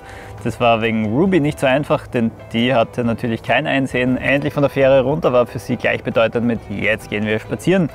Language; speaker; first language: German; native; German